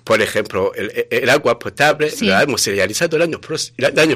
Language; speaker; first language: Spanish; non-native, fluent; Rundi